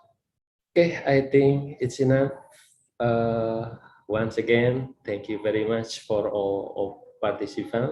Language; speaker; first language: English; non-native, learner; Indonesian